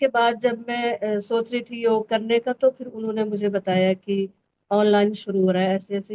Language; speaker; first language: Hindi; native; Hindi